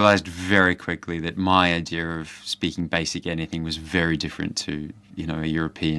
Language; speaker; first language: English; native; English